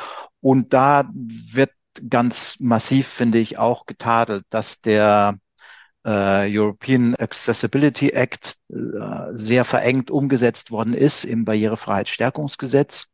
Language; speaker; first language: German; native; German